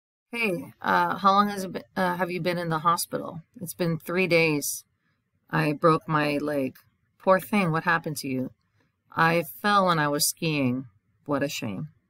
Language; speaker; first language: English; native; English